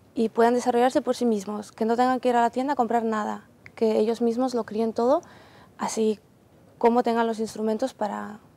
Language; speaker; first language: Spanish; non-native, fluent; Ukrainian